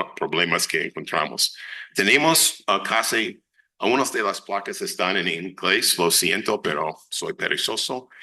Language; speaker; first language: Spanish; non-native, fluent; English